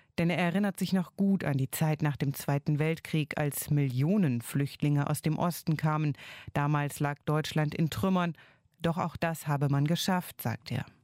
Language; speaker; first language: German; native; German